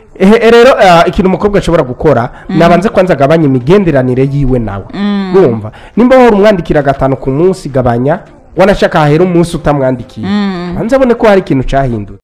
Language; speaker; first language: Rundi; native; Rundi